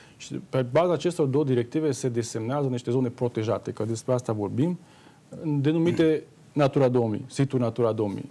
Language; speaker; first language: Romanian; non-native, local second language; Hungarian